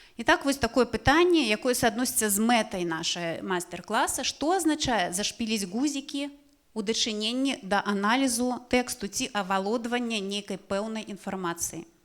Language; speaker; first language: Belarusian; non-native, local second language; Russian